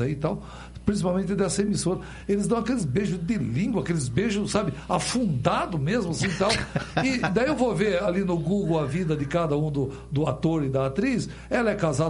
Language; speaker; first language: Portuguese; native; Portuguese